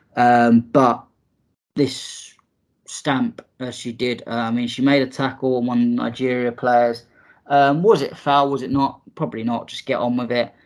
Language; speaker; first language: English; native; English